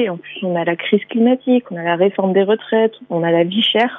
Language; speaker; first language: French; native; French